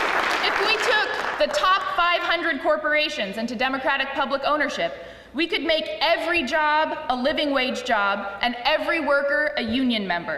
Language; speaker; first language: English; native; English